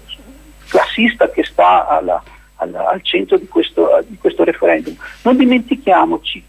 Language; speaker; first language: Italian; native; Italian